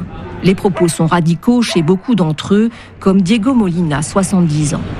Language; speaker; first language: French; native; French